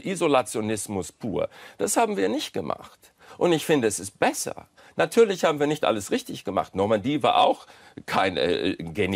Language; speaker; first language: German; non-native, fluent; English